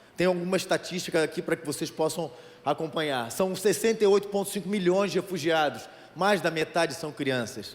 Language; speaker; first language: Portuguese; native; Portuguese